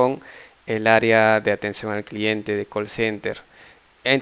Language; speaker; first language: Spanish; native; Spanish